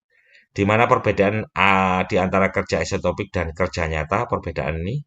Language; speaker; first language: Indonesian; native; Indonesian